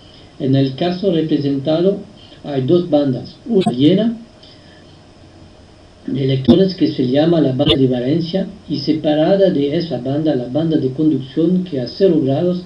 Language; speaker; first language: Spanish; non-native, fluent; French